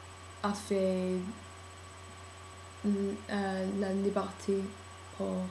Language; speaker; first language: French; non-native, learner; English